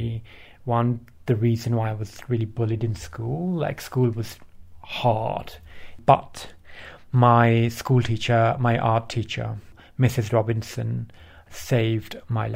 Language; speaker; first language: English; early bilingual, other home language; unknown